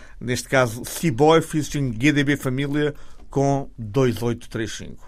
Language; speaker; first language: Portuguese; native; Portuguese